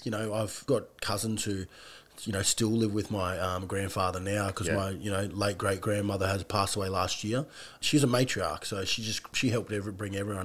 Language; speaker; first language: English; native; English